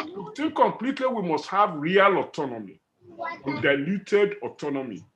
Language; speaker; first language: English; non-native, local second language; Yoruba